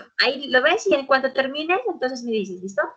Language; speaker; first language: Spanish; native; Spanish